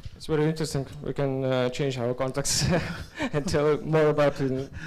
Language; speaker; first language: English; non-native, learner; Russian